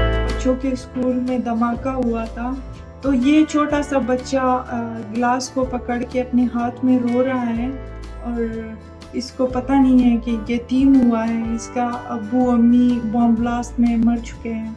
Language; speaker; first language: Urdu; non-native, fluent; Persian